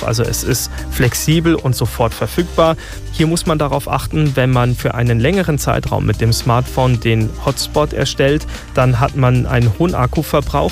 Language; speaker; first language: German; native; German